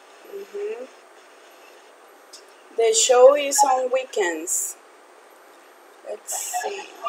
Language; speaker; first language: English; non-native, fluent; Spanish